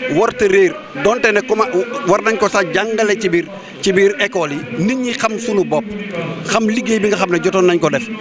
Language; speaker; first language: Wolof; non-native, local second language; Fula